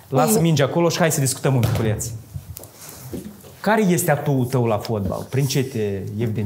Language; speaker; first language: Romanian; native; Romanian